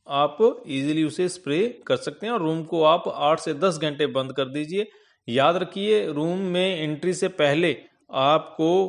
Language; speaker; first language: Hindi; non-native, local second language; Punjabi